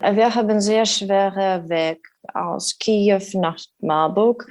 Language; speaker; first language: German; non-native, learner; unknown